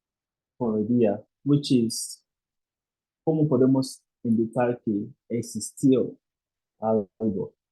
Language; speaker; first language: Spanish; non-native, fluent; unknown